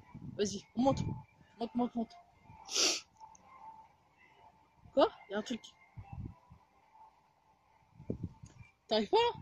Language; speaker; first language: French; native; French